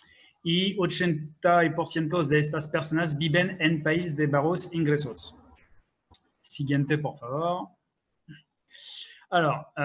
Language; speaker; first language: Spanish; non-native, fluent; French